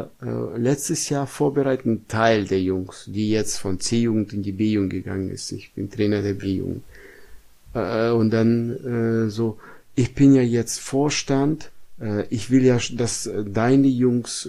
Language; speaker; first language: German; non-native, fluent; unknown